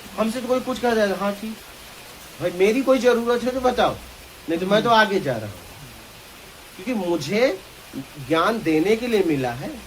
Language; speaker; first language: Hindi; native; Hindi